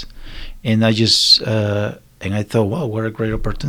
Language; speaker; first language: English; non-native, learner; Spanish